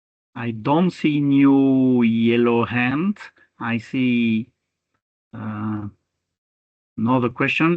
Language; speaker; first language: English; non-native, fluent; French